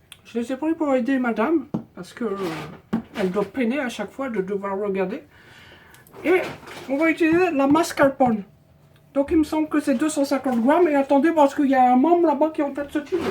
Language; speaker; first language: French; native; French